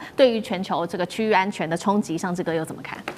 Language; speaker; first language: Chinese; native; Chinese